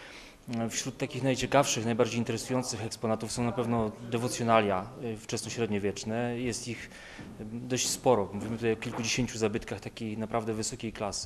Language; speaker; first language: Polish; native; Polish